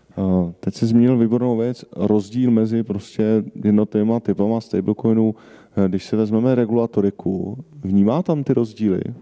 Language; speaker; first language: Czech; native; Czech